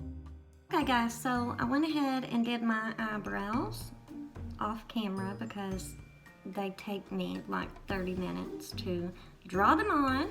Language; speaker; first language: English; native; English